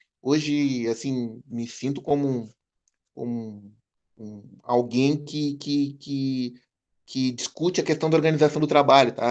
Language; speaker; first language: Portuguese; native; Portuguese